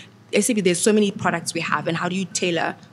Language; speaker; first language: English; non-native, local second language; Shona